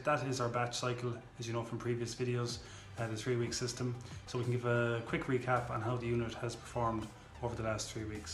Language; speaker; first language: English; native; English